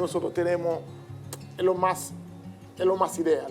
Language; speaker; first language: Spanish; non-native, learner; Haitian Creole